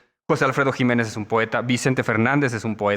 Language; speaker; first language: Spanish; native; Spanish